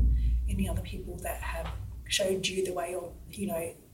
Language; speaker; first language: English; native; English